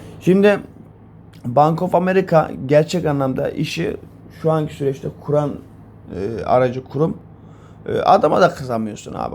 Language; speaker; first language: Turkish; native; Turkish